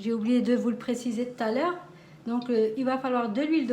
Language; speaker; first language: French; native; French